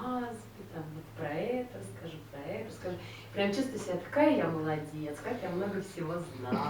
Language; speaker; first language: Russian; native; Russian